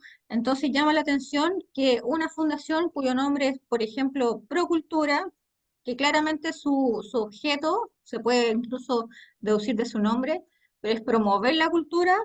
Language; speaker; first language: Spanish; native; Spanish